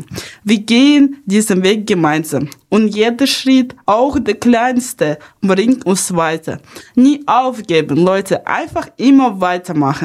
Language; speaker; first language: German; non-native, fluent; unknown